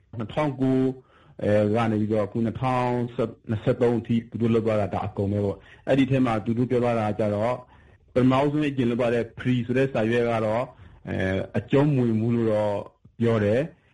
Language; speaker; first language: Burmese; native; Burmese